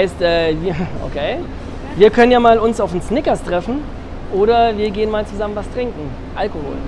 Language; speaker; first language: German; native; German